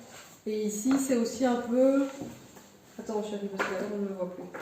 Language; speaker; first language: French; native; French